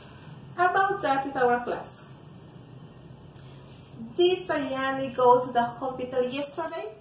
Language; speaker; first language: English; non-native, fluent; Spanish